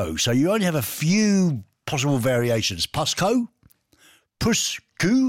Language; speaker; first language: English; native; English